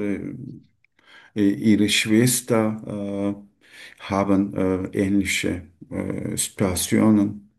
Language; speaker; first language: German; non-native, learner; Turkish